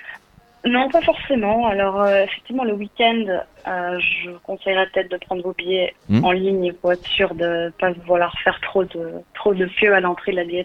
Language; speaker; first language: French; native; French